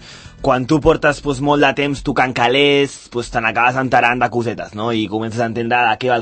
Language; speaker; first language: Catalan; native; Catalan